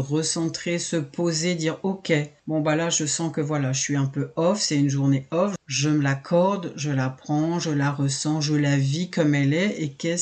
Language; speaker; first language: French; native; French